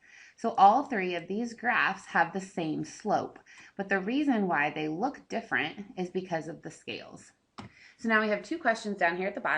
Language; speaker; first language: English; native; English